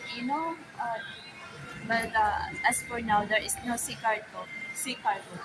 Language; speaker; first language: English; non-native, local second language; Filipino